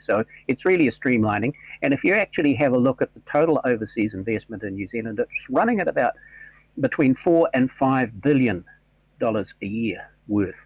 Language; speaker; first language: English; native; English